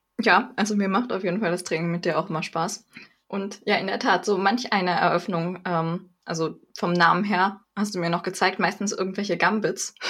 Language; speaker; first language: German; native; German